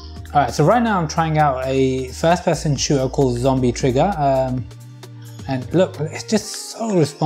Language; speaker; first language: English; native; English